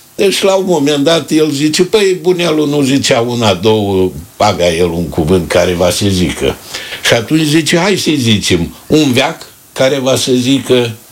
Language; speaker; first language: Romanian; native; Romanian